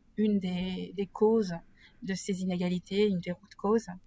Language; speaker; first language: French; native; French